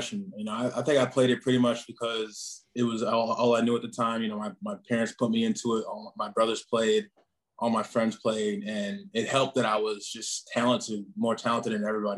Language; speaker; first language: English; native; English